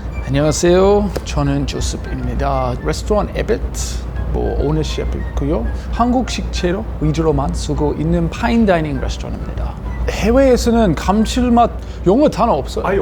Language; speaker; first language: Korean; non-native, learner; English